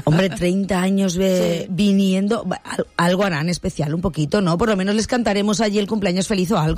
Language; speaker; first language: Spanish; native; Spanish